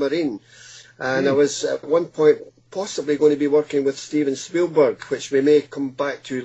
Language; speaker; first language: English; native; English